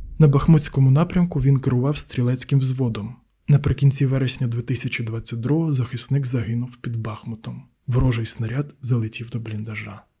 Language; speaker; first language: Ukrainian; native; Ukrainian